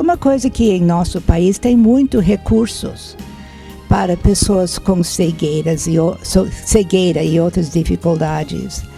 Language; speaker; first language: Portuguese; non-native, fluent; English